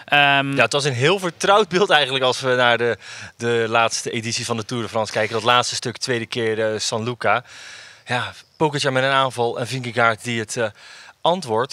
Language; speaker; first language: Dutch; native; Dutch